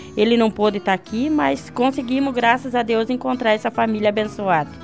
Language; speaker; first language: Portuguese; native; Portuguese